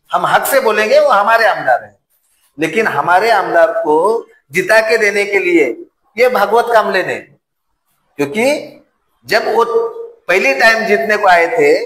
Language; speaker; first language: Hindi; non-native, local second language; Marathi